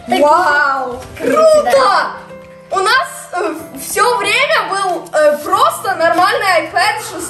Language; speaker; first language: Russian; early bilingual, heritage; Russian